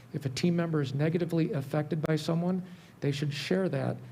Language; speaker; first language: English; native; English